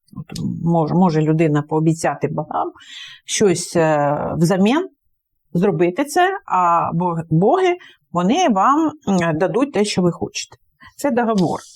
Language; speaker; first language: Ukrainian; native; Ukrainian